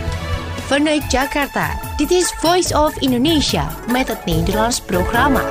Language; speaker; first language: Dutch; non-native, fluent; Indonesian